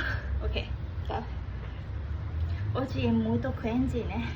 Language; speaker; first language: Portuguese; non-native, learner; Thai